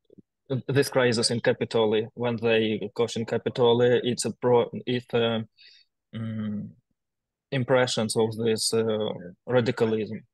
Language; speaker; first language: English; non-native, learner; Ukrainian